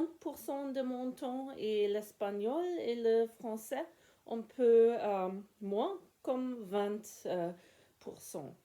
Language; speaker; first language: French; non-native, learner; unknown